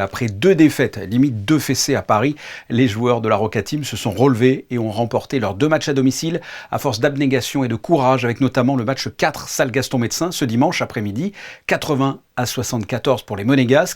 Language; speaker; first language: French; native; French